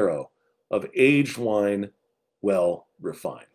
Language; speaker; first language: English; native; English